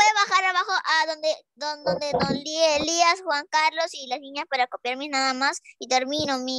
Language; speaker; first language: Spanish; native; Spanish